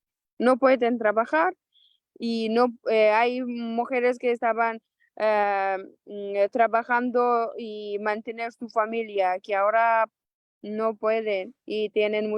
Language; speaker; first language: Spanish; non-native, local second language; Persian